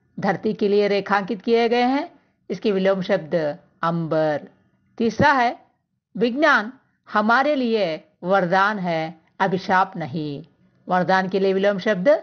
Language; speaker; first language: Hindi; non-native, local second language; Telugu